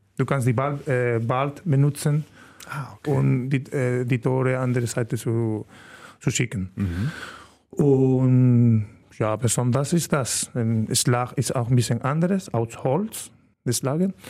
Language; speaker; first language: German; non-native, learner; Spanish